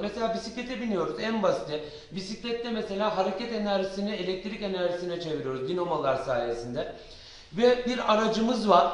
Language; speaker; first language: Turkish; native; Turkish